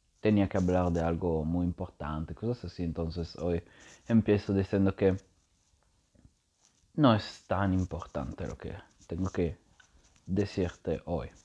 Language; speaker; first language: Spanish; non-native, learner; Italian